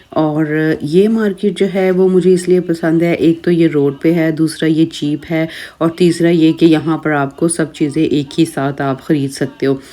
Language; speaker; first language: Urdu; native; Urdu